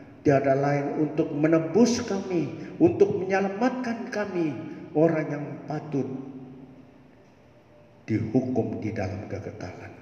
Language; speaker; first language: Malay; native; Malay